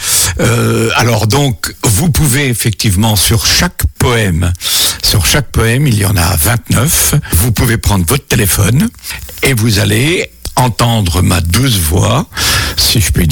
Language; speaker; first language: French; native; French